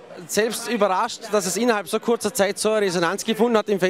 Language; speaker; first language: German; native; German